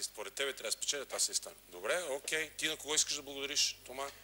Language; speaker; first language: Bulgarian; native; Bulgarian